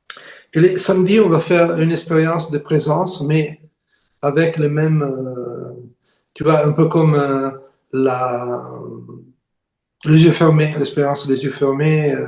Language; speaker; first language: French; non-native, fluent; Italian